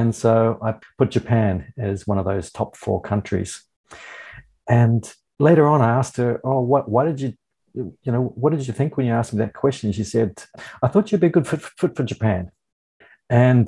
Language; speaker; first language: English; native; English